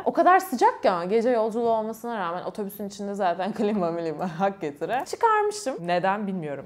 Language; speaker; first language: Turkish; native; Turkish